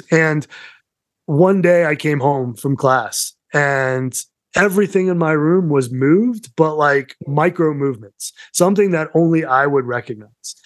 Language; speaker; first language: English; native; English